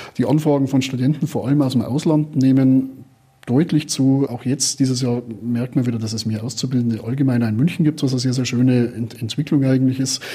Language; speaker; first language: German; native; German